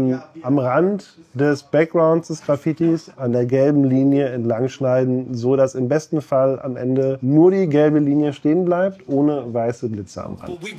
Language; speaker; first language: German; native; German